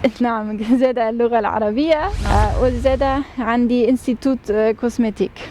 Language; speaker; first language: Arabic; non-native, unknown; German